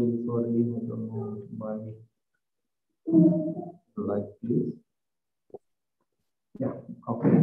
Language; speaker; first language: English; non-native, learner; Malayalam